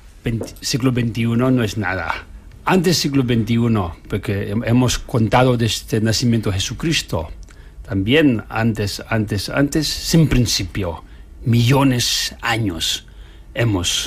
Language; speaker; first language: Spanish; non-native, learner; Tibetan